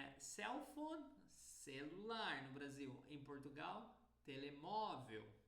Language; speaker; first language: Portuguese; native; Portuguese